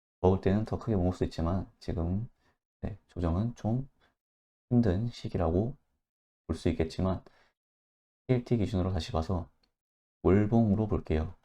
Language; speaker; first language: Korean; native; Korean